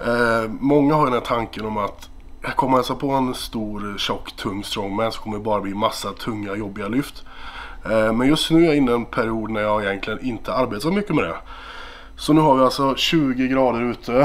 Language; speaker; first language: Swedish; native; Swedish